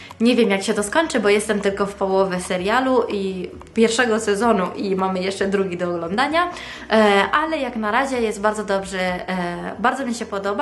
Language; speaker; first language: Polish; non-native, fluent; Italian